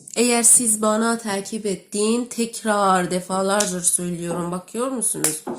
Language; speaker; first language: Turkish; non-native, learner; Persian